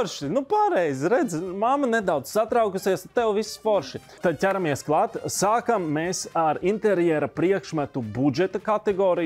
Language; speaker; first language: Latvian; native; Latvian